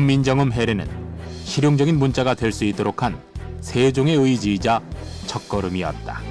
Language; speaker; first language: Korean; native; Korean